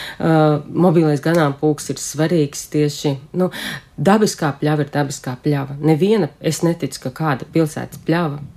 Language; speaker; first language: Latvian; native; Latvian